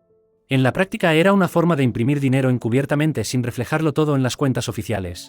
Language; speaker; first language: Spanish; native; Spanish